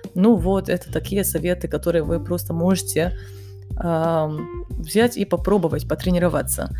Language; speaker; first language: Russian; non-native, fluent; Serbian